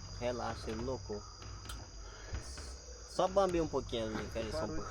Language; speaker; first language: Portuguese; native; Portuguese